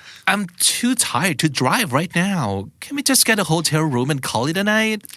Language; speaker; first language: English; non-native, fluent; Thai